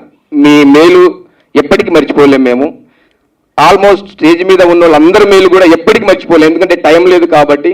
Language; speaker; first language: Telugu; native; Telugu